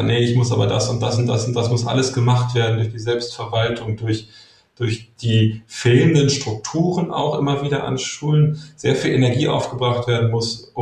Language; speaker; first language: German; native; German